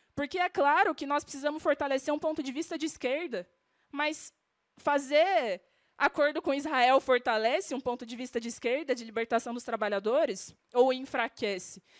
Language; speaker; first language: Portuguese; native; Portuguese